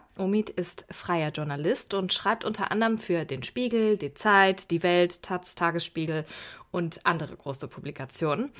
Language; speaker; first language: German; early bilingual, other home language; Persian